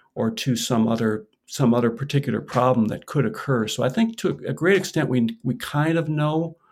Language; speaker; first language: English; native; English